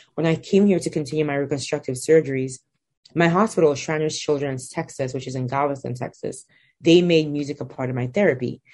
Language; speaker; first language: English; non-native, local second language; Igbo